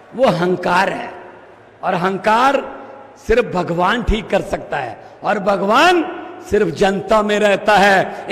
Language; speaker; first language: Hindi; native; Hindi